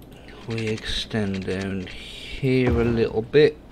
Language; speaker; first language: English; native; English